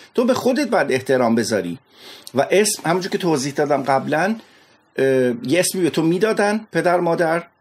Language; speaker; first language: Persian; native; Persian